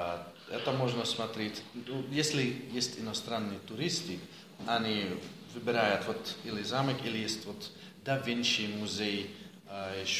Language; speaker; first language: Russian; non-native, fluent; Dutch